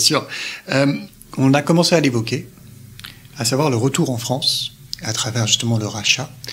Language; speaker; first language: French; native; French